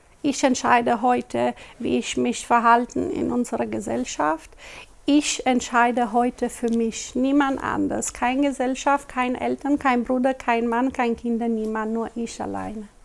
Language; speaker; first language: German; non-native, local second language; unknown